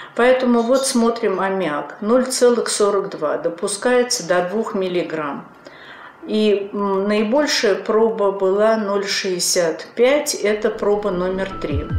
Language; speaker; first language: Russian; native; Russian